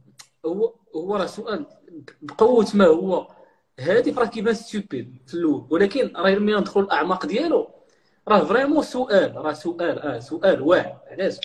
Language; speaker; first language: Arabic; native; Arabic